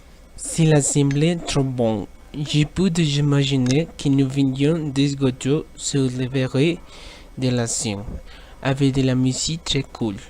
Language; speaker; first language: French; non-native, learner; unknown